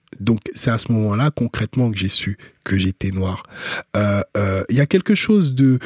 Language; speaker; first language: French; early bilingual, other home language; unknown